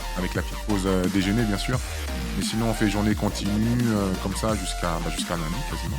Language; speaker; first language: French; early bilingual, other home language; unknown